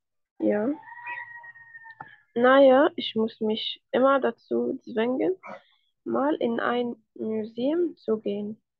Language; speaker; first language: German; non-native, learner; Arabic